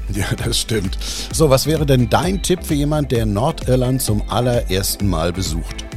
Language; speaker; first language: German; native; German